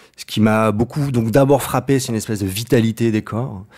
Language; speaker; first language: French; native; French